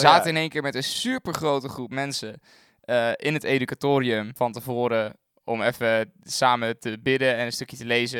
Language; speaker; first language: Dutch; native; Dutch